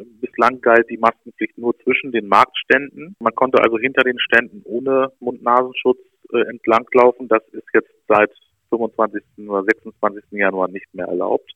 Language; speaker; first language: German; native; German